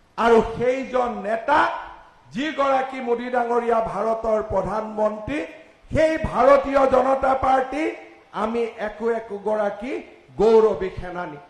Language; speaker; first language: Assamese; native; Assamese